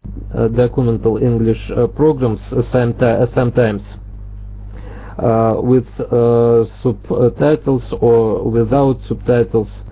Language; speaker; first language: English; non-native, learner; Russian